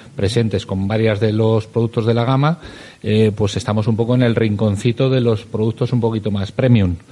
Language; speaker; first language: Spanish; native; Spanish